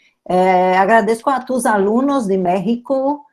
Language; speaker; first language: Spanish; non-native, learner; Portuguese